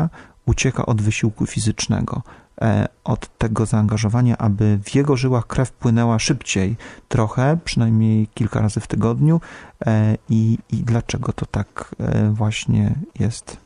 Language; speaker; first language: Polish; native; Polish